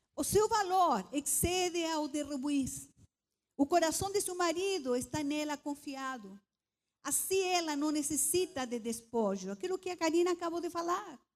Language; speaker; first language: Portuguese; non-native, fluent; Spanish